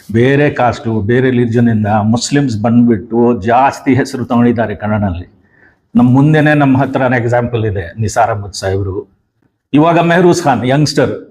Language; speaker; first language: Kannada; non-native, local second language; Urdu